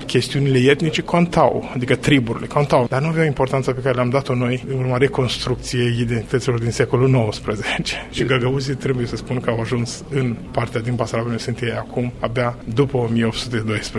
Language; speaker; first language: Romanian; native; Romanian